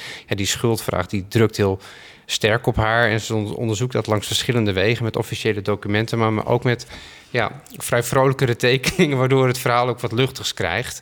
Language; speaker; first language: Dutch; native; Dutch